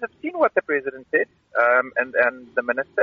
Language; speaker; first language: English; non-native, local second language; Afrikaans